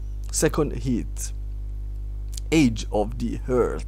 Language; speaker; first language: English; non-native, learner; Italian